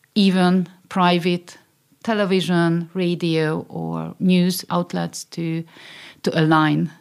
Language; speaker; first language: English; non-native, fluent; Hungarian